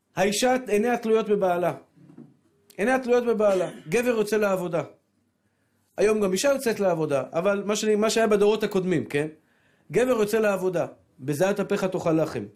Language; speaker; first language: Hebrew; native; Hebrew